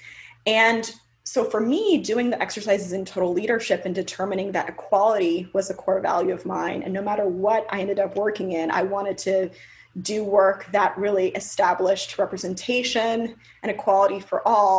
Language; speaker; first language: English; native; English